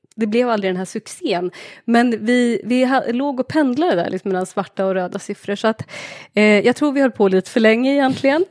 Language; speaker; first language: Swedish; native; Swedish